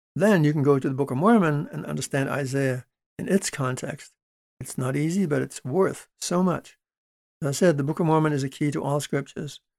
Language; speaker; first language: English; early bilingual, other home language; Dutch